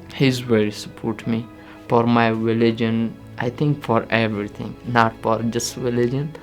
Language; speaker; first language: English; non-native, learner; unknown